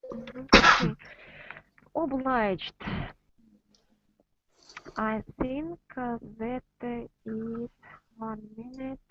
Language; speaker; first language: English; non-native, learner; Russian